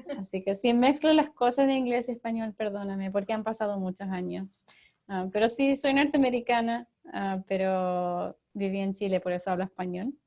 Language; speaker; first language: Spanish; early bilingual, other home language; English